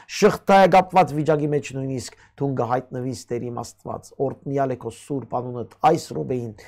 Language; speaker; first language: Armenian; early bilingual, heritage; Armenian